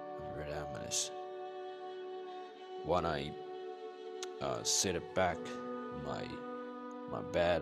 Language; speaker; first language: English; non-native, learner; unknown